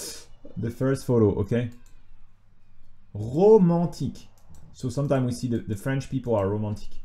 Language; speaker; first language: English; non-native, fluent; French